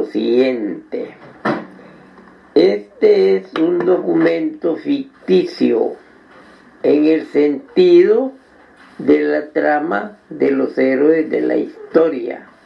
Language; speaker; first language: Spanish; native; Spanish